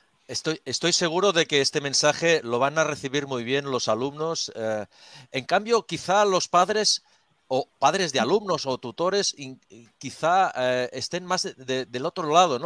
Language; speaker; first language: Spanish; native; Spanish